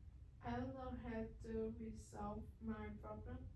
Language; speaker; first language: English; non-native, learner; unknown